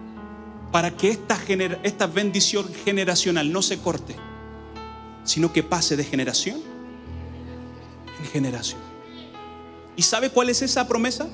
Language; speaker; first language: Spanish; native; Spanish